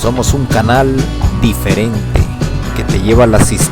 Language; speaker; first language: Spanish; native; Spanish